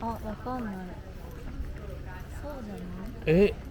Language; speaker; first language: Japanese; native; Japanese